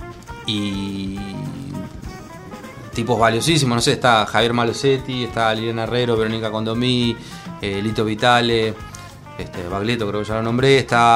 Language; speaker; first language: Spanish; native; Spanish